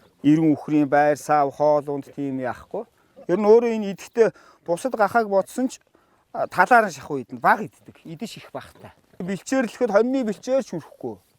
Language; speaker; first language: Mongolian; native; Mongolian